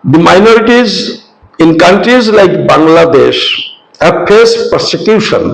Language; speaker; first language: English; non-native, local second language; Bangla